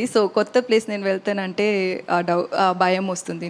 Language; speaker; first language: Telugu; non-native, learner; Tamil